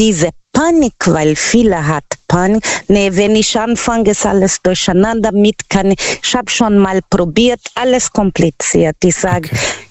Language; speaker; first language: German; non-native, local second language; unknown